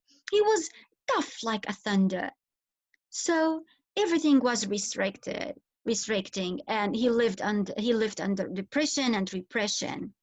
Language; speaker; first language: English; non-native, fluent; Arabic